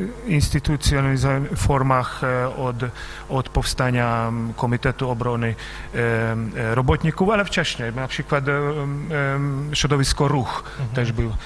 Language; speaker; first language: Polish; non-native, fluent; Hungarian